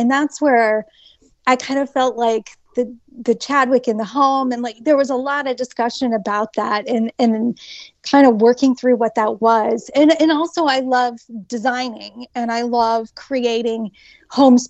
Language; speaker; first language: English; native; English